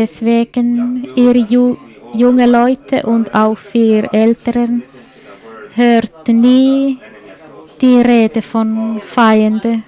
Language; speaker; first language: German; non-native, fluent; Swedish